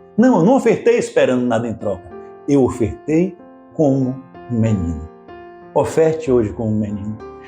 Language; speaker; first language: Portuguese; native; Portuguese